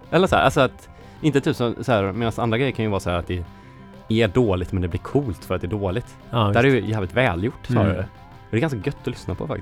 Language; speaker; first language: Swedish; native; Swedish